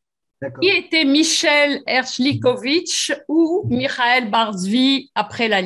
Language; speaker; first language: French; native; French